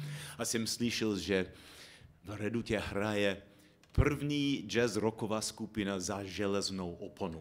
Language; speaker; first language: Czech; non-native, fluent; English